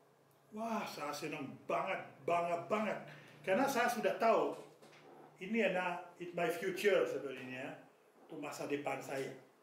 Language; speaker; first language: Indonesian; non-native, fluent; French